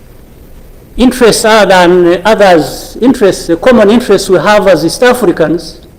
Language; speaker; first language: English; non-native, local second language; Kinyarwanda